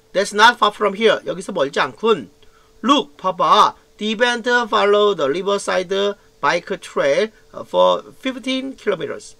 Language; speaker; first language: English; non-native, fluent; Korean